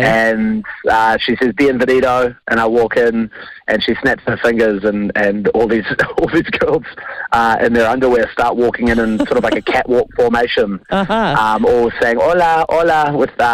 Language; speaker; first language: English; native; English